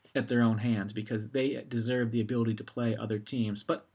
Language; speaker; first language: English; native; English